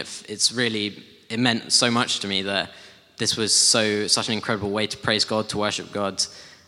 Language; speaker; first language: English; native; English